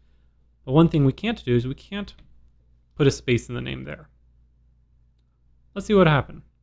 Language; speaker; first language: English; native; English